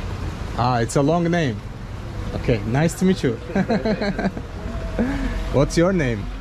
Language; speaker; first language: English; non-native, fluent; Azerbaijani